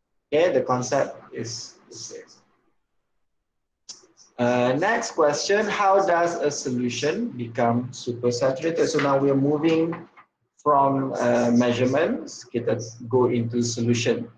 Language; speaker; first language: English; non-native, local second language; Malay